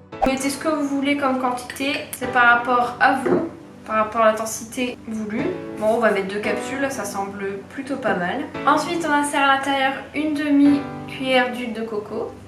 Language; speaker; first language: French; native; French